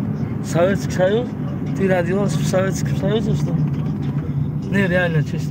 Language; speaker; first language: Russian; non-native, local second language; Tajik